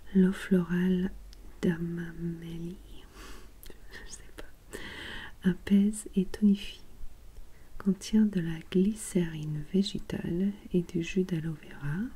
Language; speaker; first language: French; non-native, fluent; English